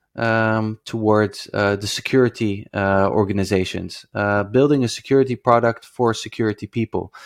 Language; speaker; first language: English; non-native, fluent; Dutch